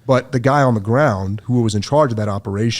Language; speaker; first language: English; native; English